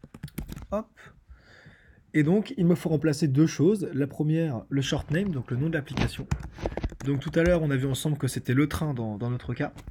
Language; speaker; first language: French; native; French